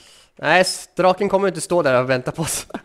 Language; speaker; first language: Swedish; native; Swedish